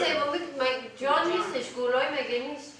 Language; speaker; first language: Turkish; non-native, learner; Persian